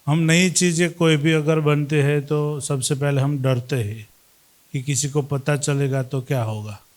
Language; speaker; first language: Hindi; non-native, local second language; Gujarati